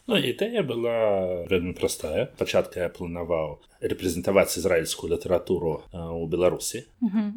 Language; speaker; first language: Belarusian; non-native, learner; Russian